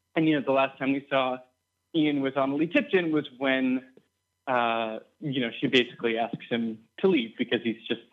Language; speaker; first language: English; native; English